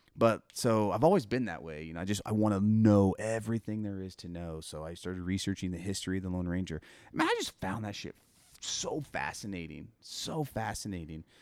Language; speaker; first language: English; native; English